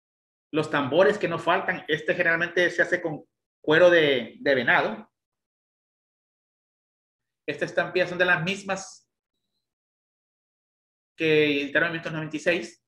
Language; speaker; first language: Spanish; native; Spanish